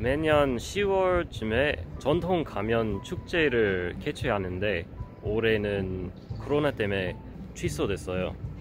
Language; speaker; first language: Korean; non-native, fluent; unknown